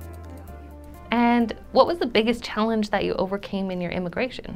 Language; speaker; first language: English; native; English